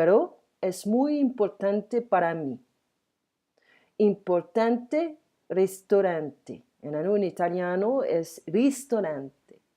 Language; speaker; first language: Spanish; non-native, fluent; French